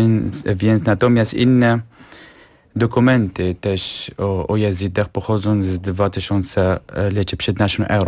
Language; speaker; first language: Polish; non-native, fluent; Kurdish